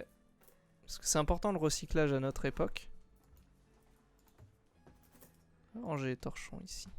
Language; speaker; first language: French; native; French